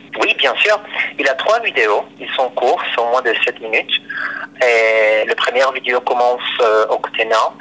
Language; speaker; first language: French; non-native, fluent; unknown